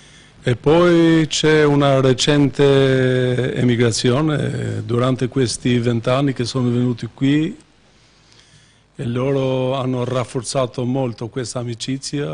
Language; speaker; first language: Italian; non-native, fluent; Albanian